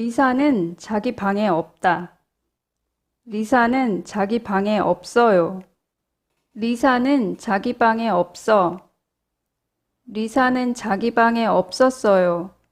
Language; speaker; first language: Korean; non-native, fluent; English